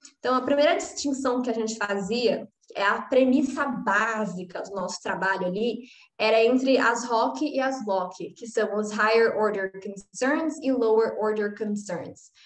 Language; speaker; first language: Portuguese; native; Portuguese